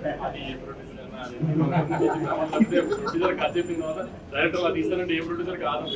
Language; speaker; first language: Telugu; native; Telugu